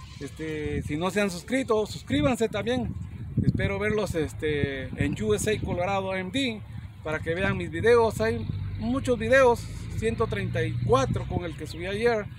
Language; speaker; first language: Spanish; native; Spanish